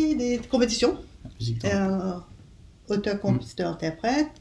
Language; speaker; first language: French; non-native, fluent; English